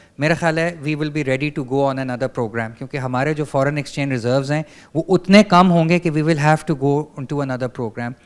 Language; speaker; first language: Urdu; native; Urdu